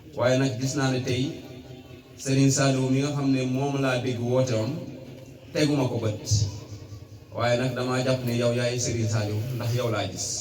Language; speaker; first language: Wolof; non-native, local second language; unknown